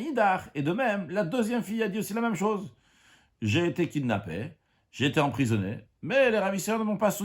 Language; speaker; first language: French; native; French